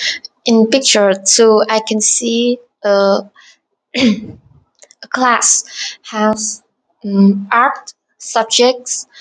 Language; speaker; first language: English; non-native, learner; Vietnamese